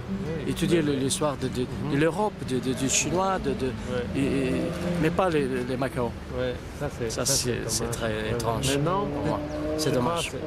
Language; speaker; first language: French; non-native, fluent; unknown